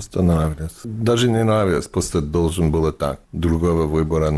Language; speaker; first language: Russian; non-native, fluent; English